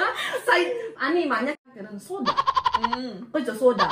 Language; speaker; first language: Korean; non-native, learner; Indonesian